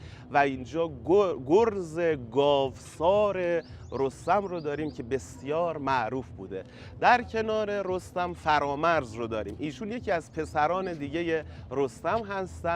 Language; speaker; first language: Persian; native; Persian